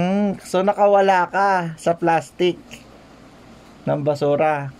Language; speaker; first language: Filipino; native; Filipino